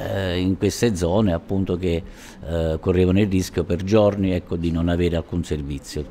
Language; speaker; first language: Italian; native; Italian